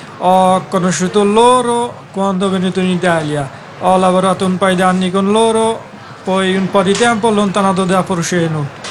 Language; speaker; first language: Italian; non-native, learner; Bangla